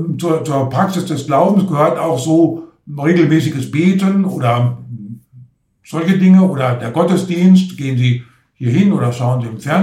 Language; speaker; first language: German; native; German